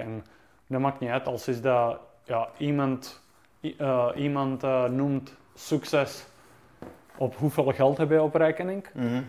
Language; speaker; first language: Dutch; non-native, fluent; Czech